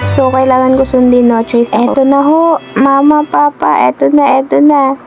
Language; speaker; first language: Filipino; non-native, local second language; Hiligaynon